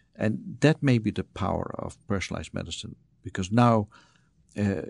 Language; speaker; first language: English; non-native, fluent; Dutch